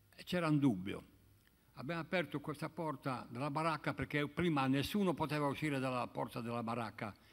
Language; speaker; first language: Italian; native; Italian